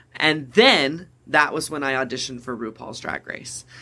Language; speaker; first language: English; native; English